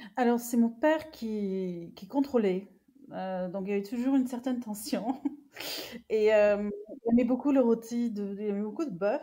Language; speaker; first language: French; non-native, fluent; English